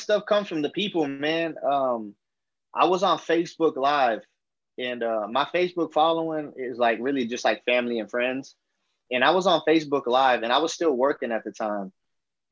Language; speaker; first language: English; native; English